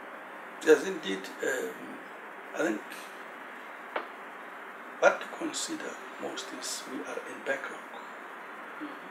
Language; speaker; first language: English; non-native, local second language; Tswana